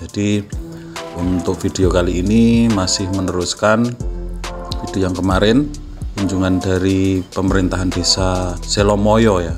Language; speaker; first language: Indonesian; native; Indonesian